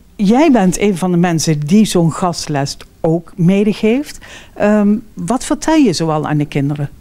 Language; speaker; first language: Dutch; native; Dutch